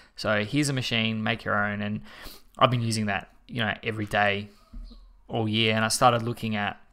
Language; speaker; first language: English; native; English